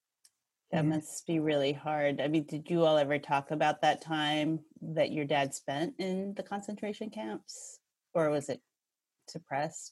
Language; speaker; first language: English; early bilingual, other home language; Filipino